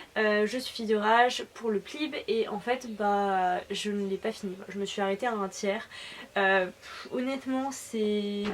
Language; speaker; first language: French; native; French